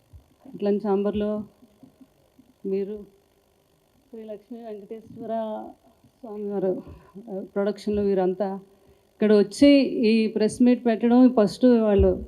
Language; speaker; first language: Telugu; native; Telugu